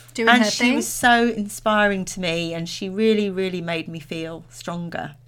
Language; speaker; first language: English; native; English